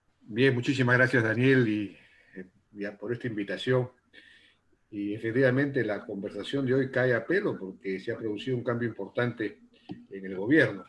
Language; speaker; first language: Spanish; native; Spanish